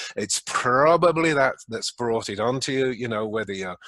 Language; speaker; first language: English; native; English